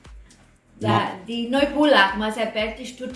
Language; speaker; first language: Portuguese; non-native, fluent; German